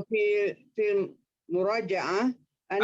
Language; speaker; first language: Arabic; non-native, learner; Malay